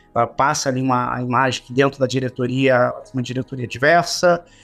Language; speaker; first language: Portuguese; native; Portuguese